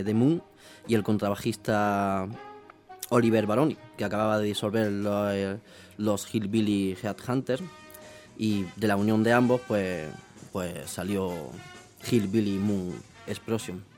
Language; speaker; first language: Spanish; native; Spanish